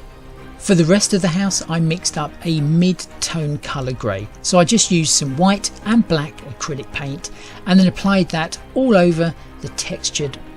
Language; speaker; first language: English; native; English